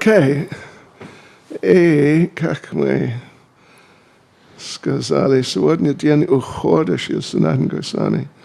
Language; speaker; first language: Russian; non-native, learner; English